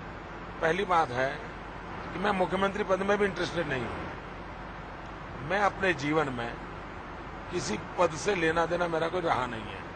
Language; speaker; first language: Hindi; non-native, local second language; Gujarati